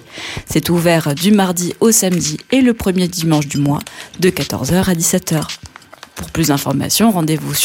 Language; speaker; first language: French; native; French